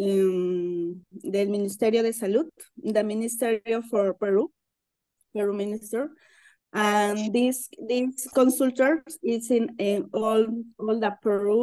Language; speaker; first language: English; non-native, learner; Spanish